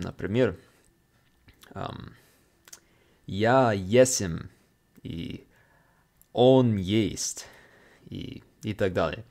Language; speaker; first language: Russian; non-native, fluent; English